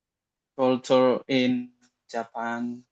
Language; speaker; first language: English; non-native, learner; Indonesian